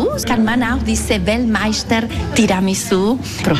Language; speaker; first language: German; non-native, local second language; Italian